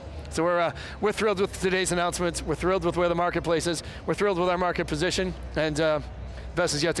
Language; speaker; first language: English; native; English